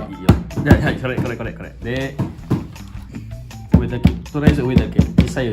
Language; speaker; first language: Japanese; non-native, learner; Filipino